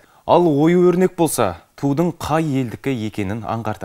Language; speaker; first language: Kazakh; native; Kazakh